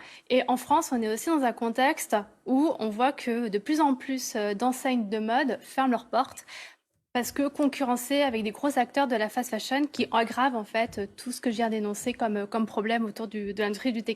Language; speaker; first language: French; native; French